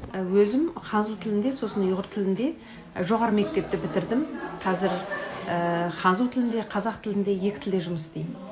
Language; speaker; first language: Kazakh; native; Kazakh